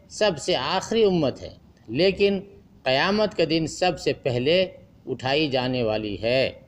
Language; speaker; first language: Urdu; native; Urdu